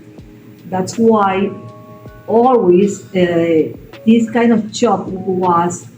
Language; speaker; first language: English; non-native, learner; Spanish